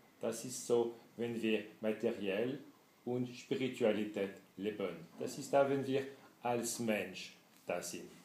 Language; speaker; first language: German; non-native, fluent; French